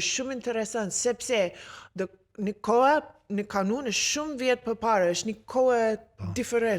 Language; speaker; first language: Albanian; non-native, learner; English